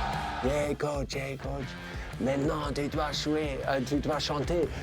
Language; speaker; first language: French; non-native, fluent; German